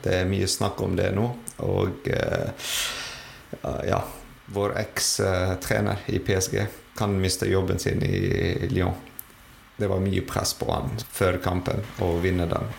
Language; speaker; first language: Norwegian; non-native, fluent; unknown